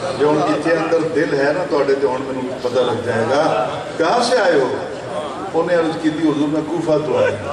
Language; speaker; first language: Urdu; non-native, local second language; Saraiki